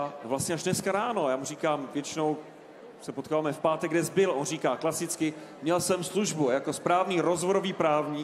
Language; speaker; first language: Czech; native; Czech